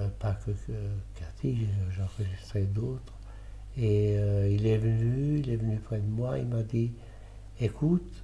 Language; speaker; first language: French; early bilingual, other home language; Italian